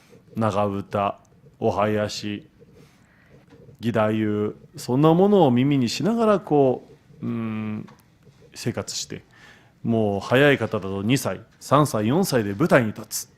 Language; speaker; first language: Japanese; native; Japanese